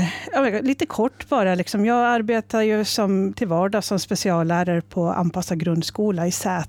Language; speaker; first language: Swedish; native; Swedish